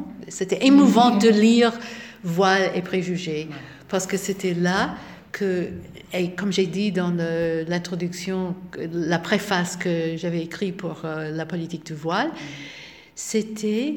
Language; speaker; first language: French; non-native, fluent; English